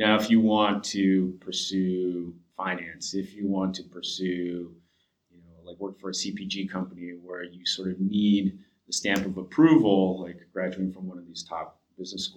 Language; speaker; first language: English; native; English